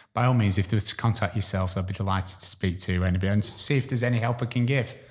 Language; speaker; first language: English; native; English